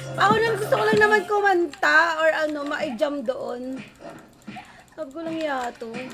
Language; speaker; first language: Filipino; native; Filipino